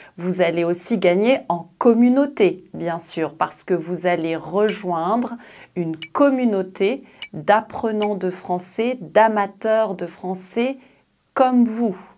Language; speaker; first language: French; native; French